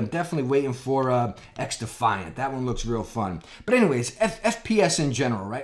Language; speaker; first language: English; native; English